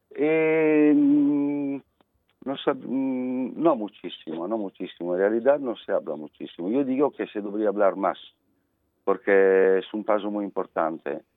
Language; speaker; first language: Spanish; non-native, learner; Italian